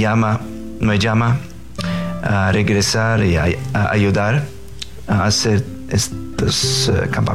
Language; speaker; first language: Spanish; non-native, fluent; Faroese